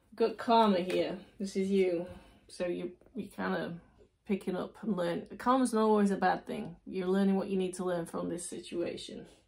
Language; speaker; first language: English; native; English